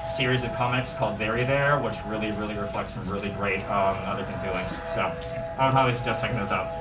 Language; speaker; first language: English; native; English